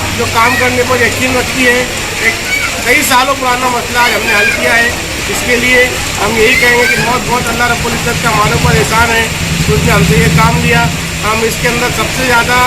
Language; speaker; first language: Hindi; native; Hindi